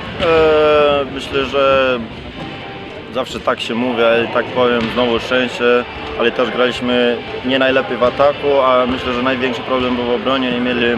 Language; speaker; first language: Polish; non-native, fluent; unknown